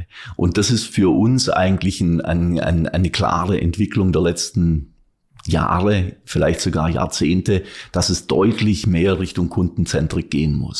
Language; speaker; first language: German; native; German